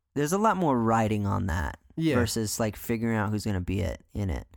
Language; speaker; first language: English; native; English